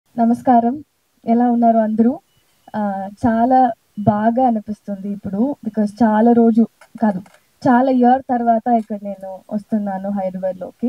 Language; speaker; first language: Telugu; non-native, learner; Tamil